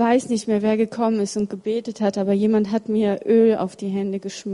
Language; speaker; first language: German; early bilingual, other home language; Russian